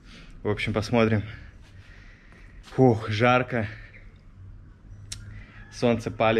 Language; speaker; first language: Russian; native; Russian